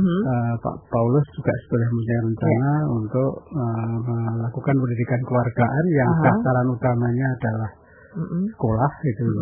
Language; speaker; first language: Indonesian; native; Indonesian